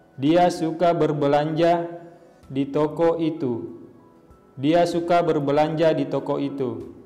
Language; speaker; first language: Indonesian; native; Indonesian